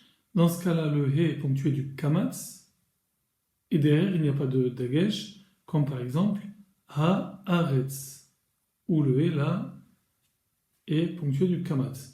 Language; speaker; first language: French; native; French